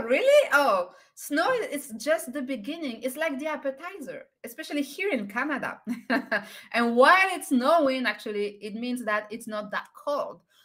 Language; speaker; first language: English; non-native, fluent; French